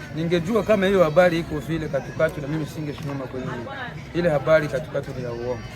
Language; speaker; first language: Swahili; native; Swahili